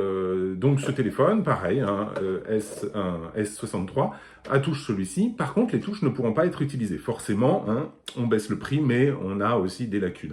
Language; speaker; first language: French; native; French